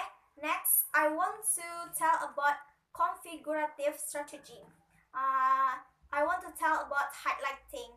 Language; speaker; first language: English; non-native, learner; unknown